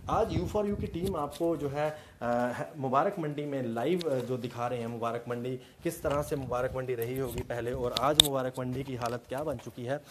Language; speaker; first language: Hindi; native; Hindi